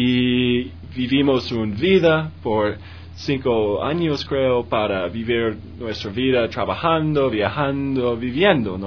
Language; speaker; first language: Spanish; non-native, learner; English